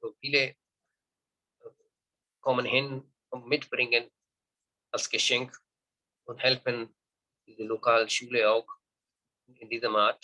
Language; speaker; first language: German; non-native, learner; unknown